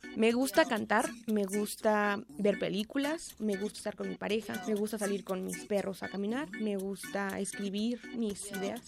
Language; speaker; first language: Spanish; native; Spanish